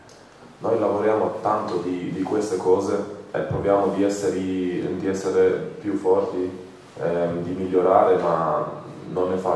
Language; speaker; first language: Italian; non-native, fluent; Croatian